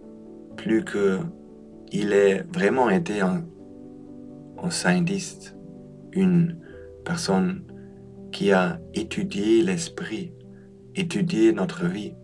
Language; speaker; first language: French; non-native, learner; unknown